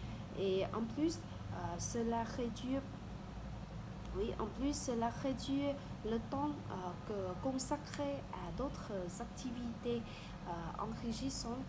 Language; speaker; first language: French; non-native, learner; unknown